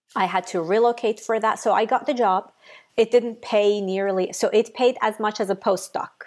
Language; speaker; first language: English; non-native, fluent; Persian